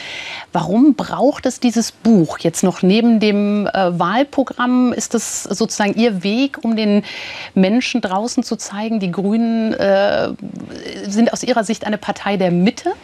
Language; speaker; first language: German; native; German